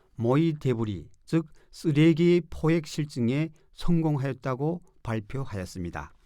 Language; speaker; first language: Korean; native; Korean